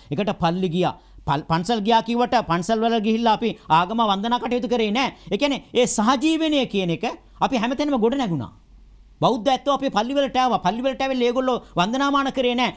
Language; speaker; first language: Sinhala; non-native, local second language; Tamil